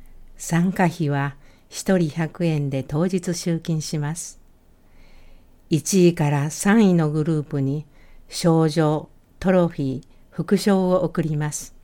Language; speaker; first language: Japanese; native; Japanese